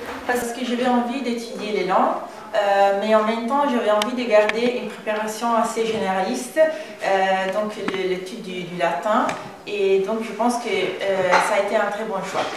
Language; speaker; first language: French; non-native, fluent; Italian